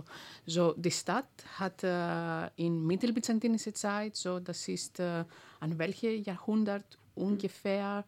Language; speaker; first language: German; non-native, fluent; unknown